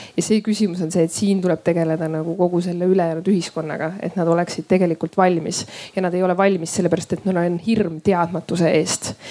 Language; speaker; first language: Estonian; native; Estonian